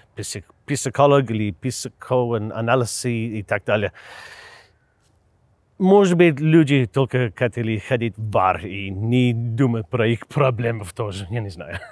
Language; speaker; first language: Russian; non-native, learner; English